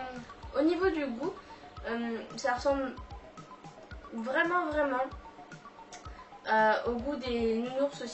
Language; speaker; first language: French; native; French